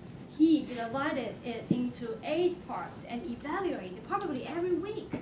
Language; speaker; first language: English; non-native, fluent; Chinese